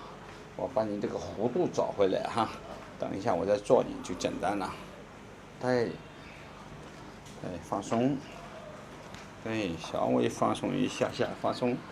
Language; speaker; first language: Chinese; native; Chinese